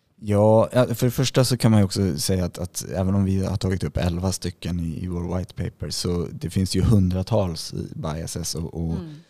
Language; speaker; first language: Swedish; native; Swedish